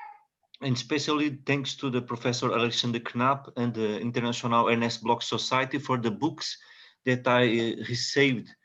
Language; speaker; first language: English; non-native, learner; Portuguese